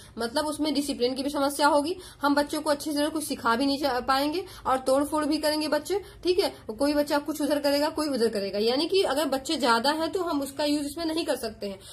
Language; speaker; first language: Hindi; native; Hindi